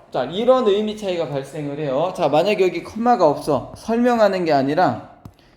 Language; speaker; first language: Korean; native; Korean